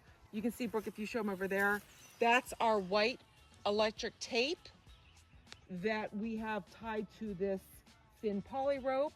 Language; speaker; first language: English; native; English